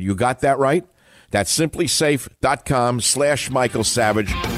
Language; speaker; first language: English; native; English